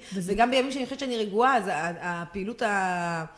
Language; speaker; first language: Hebrew; native; Hebrew